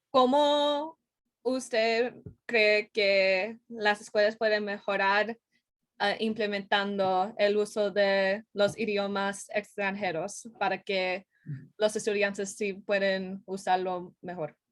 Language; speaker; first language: Spanish; non-native, learner; English